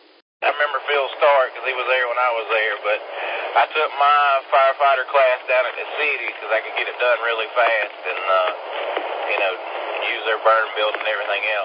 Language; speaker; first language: English; native; English